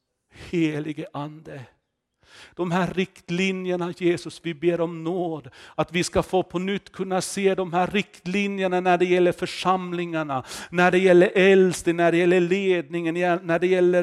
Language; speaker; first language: Swedish; non-native, fluent; Finnish